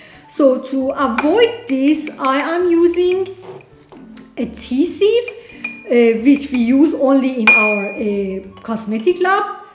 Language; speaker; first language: English; non-native, fluent; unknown